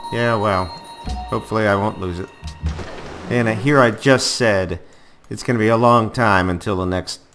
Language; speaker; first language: English; native; English